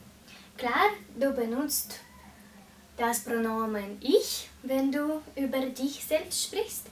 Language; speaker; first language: German; non-native, fluent; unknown